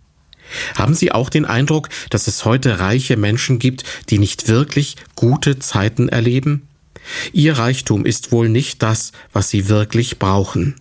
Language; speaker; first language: German; native; German